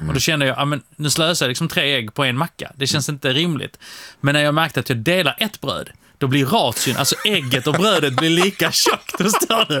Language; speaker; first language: Swedish; early bilingual, other home language; Polish